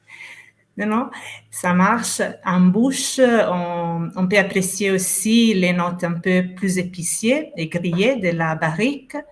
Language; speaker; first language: French; non-native, fluent; Italian